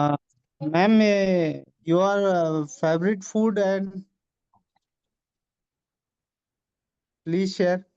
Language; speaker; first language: English; non-native, learner; Hindi